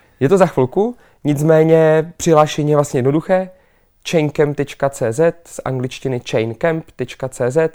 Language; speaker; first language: Czech; native; Czech